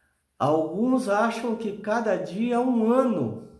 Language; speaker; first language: Portuguese; native; Portuguese